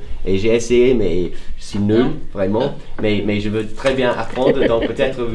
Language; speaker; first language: French; non-native, fluent; English